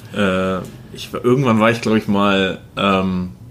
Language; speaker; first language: German; native; German